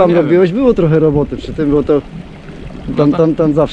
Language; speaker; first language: Polish; native; Polish